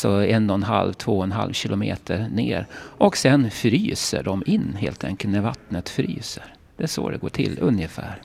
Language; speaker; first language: Swedish; native; Swedish